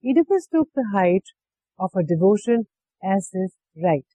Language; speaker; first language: English; non-native, local second language; Urdu